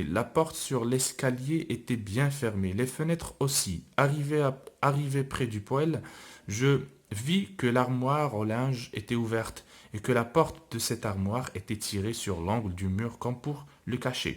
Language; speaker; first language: French; non-native, local second language; Arabic